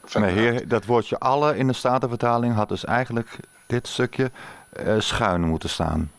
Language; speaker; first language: Dutch; native; Dutch